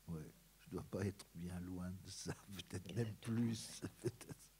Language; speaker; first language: French; native; French